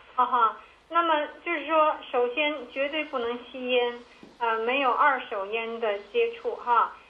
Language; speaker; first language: Chinese; native; Chinese